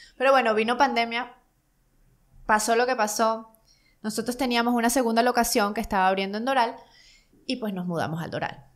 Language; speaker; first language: Spanish; native; Spanish